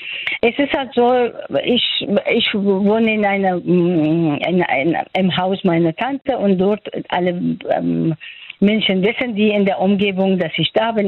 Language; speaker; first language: German; non-native, fluent; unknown